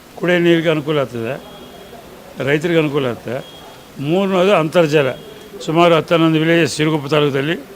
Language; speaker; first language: Kannada; native; Kannada